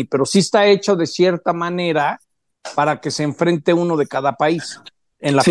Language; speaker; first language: Spanish; native; Spanish